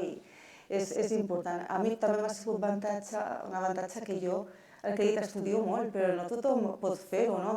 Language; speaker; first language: Catalan; non-native, local second language; Spanish